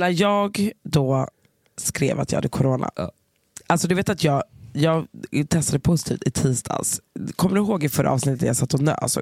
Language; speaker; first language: Swedish; native; Swedish